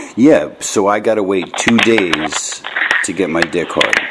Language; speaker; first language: English; native; English